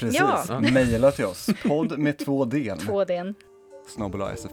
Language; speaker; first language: Swedish; native; Swedish